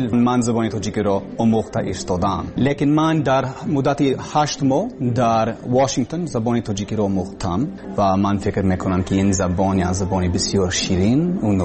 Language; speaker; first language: Persian; non-native, learner; English